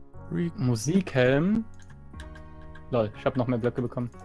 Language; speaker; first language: German; native; German